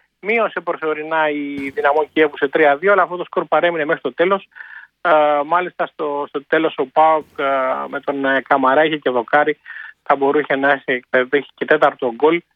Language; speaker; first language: Greek; native; Greek